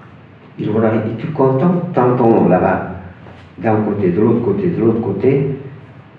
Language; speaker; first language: French; non-native, fluent; Spanish